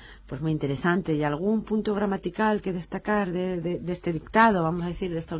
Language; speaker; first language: Spanish; native; Spanish